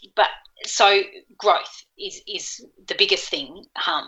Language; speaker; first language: English; native; English